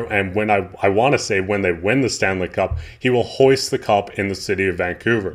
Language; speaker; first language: English; native; English